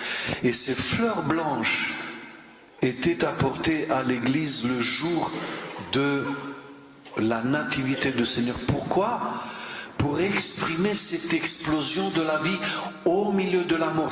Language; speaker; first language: French; non-native, fluent; Romanian